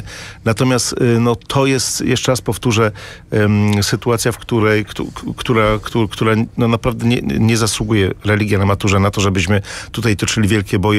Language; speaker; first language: Polish; native; Polish